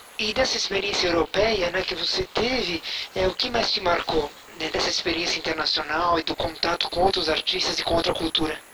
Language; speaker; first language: Portuguese; native; Portuguese